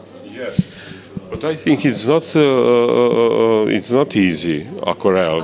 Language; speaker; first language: English; non-native, learner; Serbian